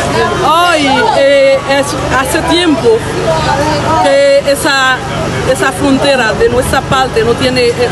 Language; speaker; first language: Spanish; non-native, fluent; Haitian Creole